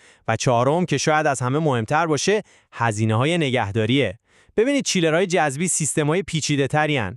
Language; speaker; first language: Persian; native; Persian